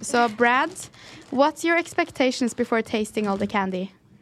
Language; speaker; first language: English; non-native, fluent; Norwegian